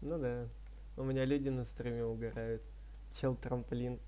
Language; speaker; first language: Russian; native; Russian